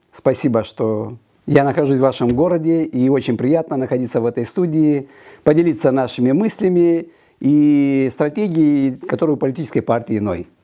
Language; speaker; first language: Russian; non-native, local second language; Romanian